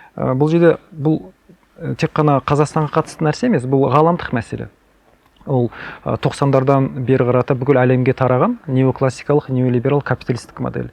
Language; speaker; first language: Kazakh; native; Kazakh